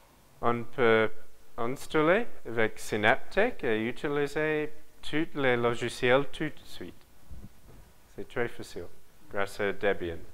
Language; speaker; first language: French; non-native, learner; English